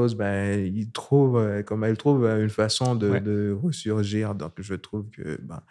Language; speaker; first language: French; non-native, local second language; Haitian Creole